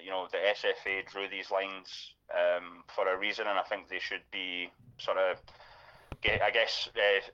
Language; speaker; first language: English; native; English